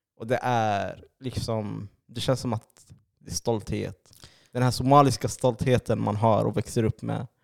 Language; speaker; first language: Swedish; early bilingual, other home language; Somali